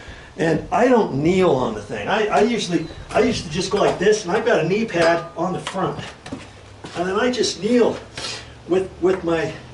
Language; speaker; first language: English; native; English